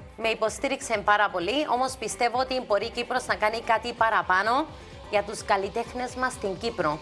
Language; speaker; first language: Greek; early bilingual, heritage; Greek